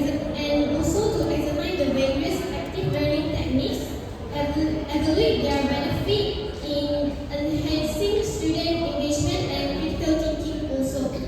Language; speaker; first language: English; non-native, learner; Malay